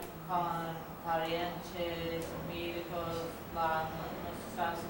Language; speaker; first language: Portuguese; non-native, learner; English